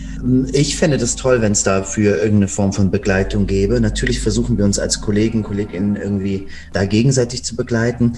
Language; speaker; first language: German; native; German